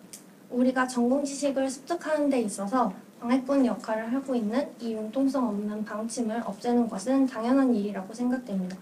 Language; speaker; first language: Korean; native; Korean